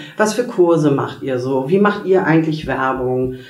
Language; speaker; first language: German; native; German